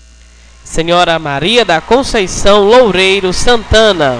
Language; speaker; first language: Portuguese; native; Portuguese